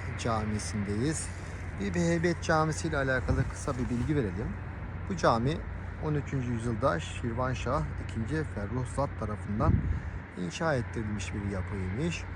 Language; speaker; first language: Turkish; native; Turkish